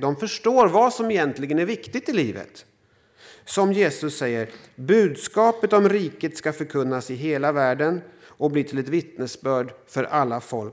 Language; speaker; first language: Swedish; native; Swedish